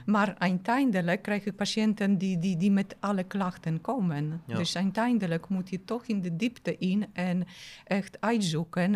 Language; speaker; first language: Dutch; non-native, fluent; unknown